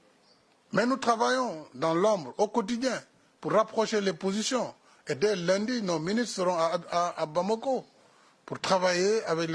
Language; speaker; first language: French; non-native, local second language; Wolof